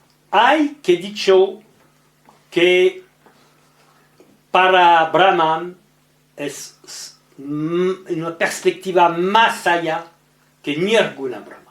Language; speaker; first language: Spanish; non-native, learner; French